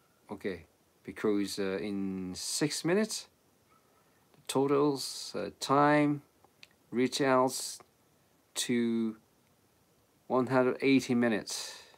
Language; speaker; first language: English; non-native, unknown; Japanese